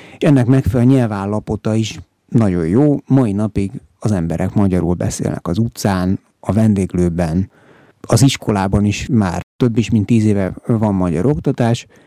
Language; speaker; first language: Hungarian; native; Hungarian